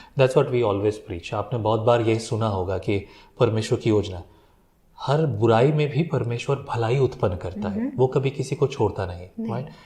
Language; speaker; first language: Hindi; native; Hindi